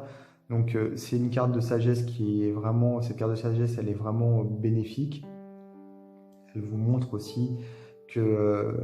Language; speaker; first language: French; native; French